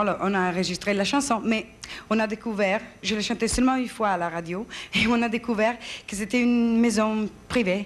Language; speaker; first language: French; non-native, fluent; Italian